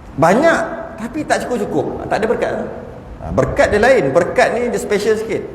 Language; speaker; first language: Malay; native; Malay